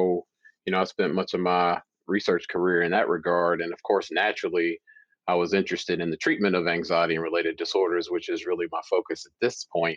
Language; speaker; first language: English; native; English